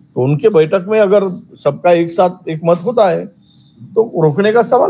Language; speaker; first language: Hindi; non-native, local second language; Marathi